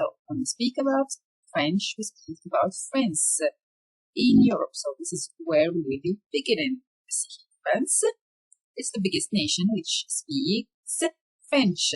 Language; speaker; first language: English; non-native, fluent; Arabic